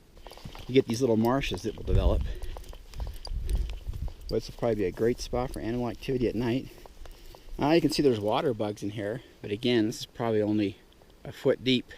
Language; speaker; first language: English; native; English